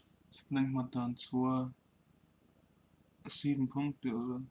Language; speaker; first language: German; native; German